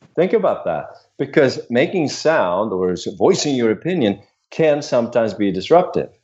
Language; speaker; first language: English; non-native, fluent; Swedish